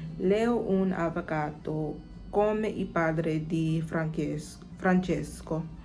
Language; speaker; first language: Italian; non-native, learner; English